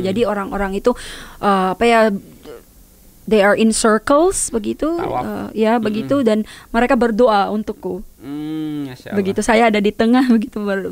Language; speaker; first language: Indonesian; non-native, learner; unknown